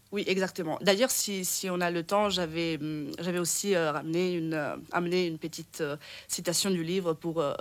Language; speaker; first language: French; non-native, fluent; Italian